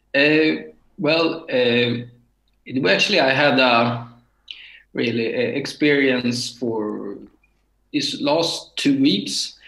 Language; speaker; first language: English; non-native, learner; Swedish